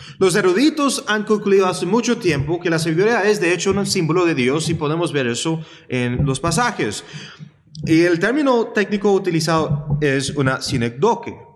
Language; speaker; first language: Spanish; early bilingual, heritage; Spanish